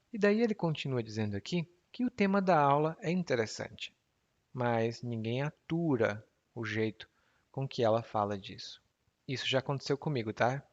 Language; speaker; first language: Portuguese; native; Portuguese